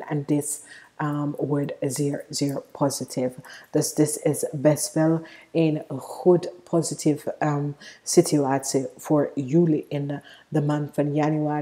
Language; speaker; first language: Dutch; non-native, fluent; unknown